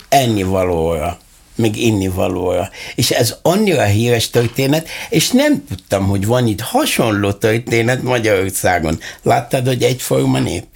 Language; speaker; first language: Hungarian; non-native, fluent; Arabic